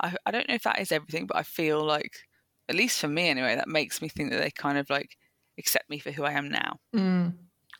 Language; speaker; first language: English; native; English